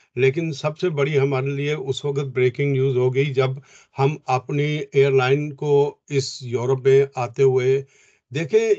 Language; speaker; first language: Urdu; non-native, local second language; Punjabi